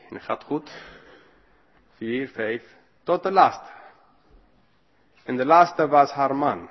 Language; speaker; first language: Dutch; non-native, fluent; English